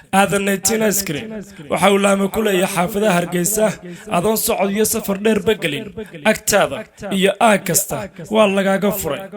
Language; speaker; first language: Somali; native; Somali